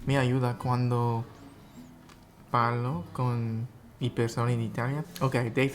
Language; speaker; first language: Italian; non-native, learner; English